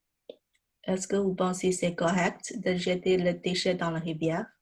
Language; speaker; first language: French; non-native, fluent; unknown